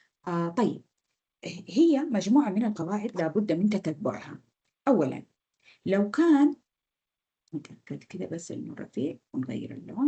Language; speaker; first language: Arabic; native; Arabic